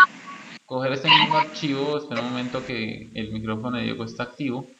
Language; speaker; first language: Spanish; native; Spanish